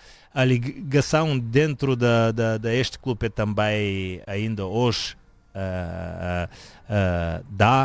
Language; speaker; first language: Portuguese; non-native, fluent; Bulgarian